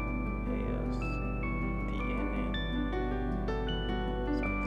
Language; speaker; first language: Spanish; non-native, learner; English